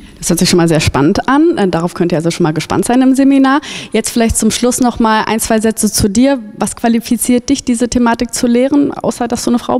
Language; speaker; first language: German; native; German